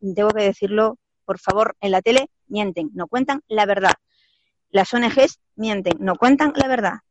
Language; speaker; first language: Spanish; native; Spanish